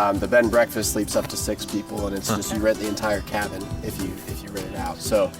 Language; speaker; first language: English; native; English